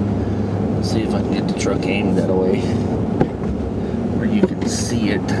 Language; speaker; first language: English; native; English